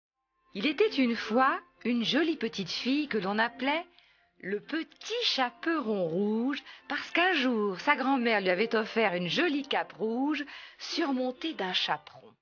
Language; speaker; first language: French; native; French